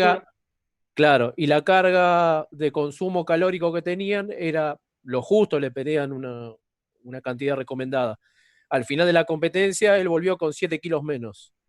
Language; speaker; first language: Spanish; native; Spanish